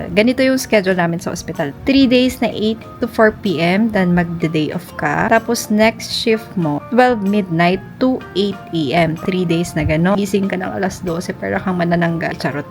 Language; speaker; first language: Filipino; non-native, local second language; Iloko